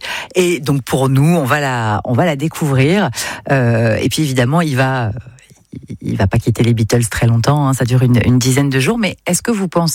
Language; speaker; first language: French; native; French